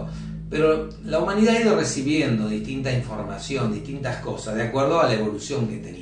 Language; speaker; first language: Spanish; native; Spanish